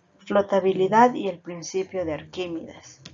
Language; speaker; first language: Spanish; native; Spanish